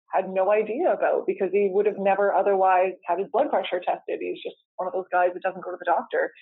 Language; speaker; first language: English; native; English